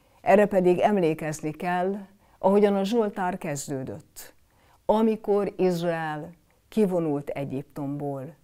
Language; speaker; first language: Hungarian; native; Hungarian